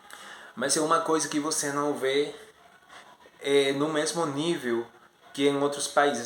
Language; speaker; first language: Portuguese; non-native, fluent; Spanish